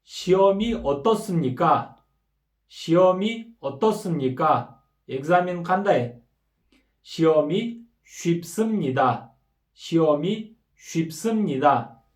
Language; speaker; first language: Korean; non-native, fluent; Kyrgyz